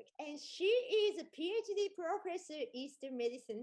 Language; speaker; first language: English; non-native, learner; Japanese